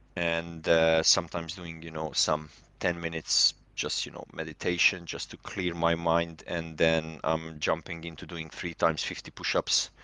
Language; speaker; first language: English; non-native, fluent; Hungarian